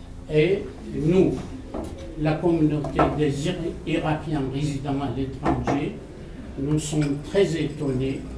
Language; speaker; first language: French; non-native, fluent; Arabic